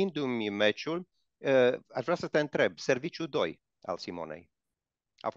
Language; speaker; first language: Romanian; native; Romanian